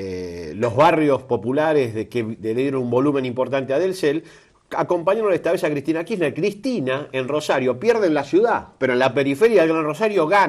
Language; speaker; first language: Spanish; native; Spanish